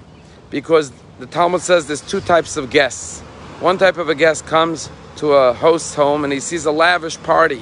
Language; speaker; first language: English; native; English